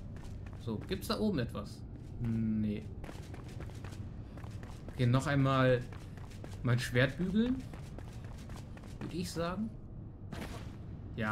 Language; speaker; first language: German; native; German